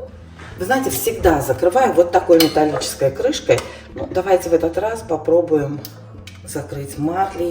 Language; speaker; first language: Russian; native; Russian